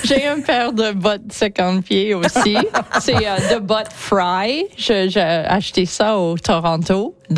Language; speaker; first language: French; non-native, learner; English